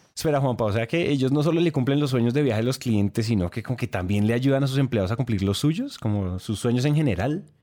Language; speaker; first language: Spanish; native; Spanish